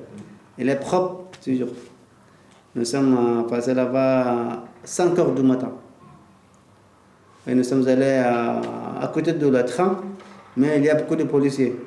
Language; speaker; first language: French; non-native, learner; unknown